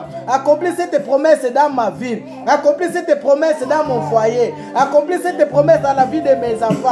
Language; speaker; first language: French; non-native, local second language; Lingala